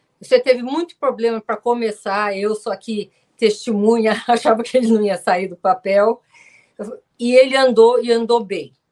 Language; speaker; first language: Portuguese; native; Portuguese